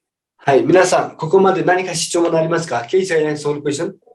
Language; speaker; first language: Japanese; non-native, fluent; Nepali